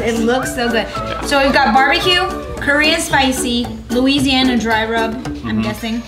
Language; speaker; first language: English; early bilingual, heritage; English